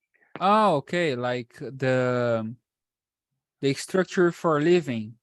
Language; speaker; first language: English; non-native, fluent; Portuguese